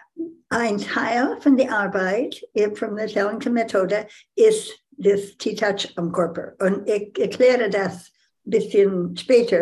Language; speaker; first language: German; non-native, learner; English